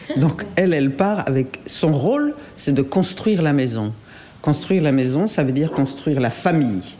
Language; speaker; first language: French; non-native, local second language; Rundi